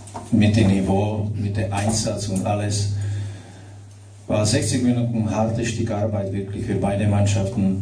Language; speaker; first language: German; non-native, fluent; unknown